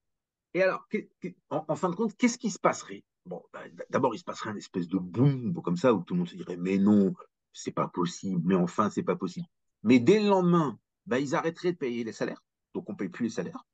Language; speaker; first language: French; native; French